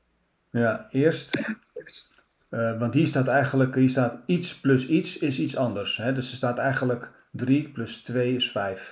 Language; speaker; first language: Dutch; native; Dutch